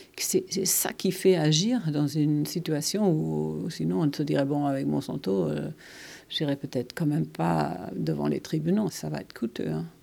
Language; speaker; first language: French; non-native, fluent; German